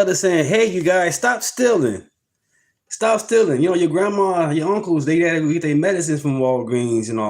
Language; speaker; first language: English; native; English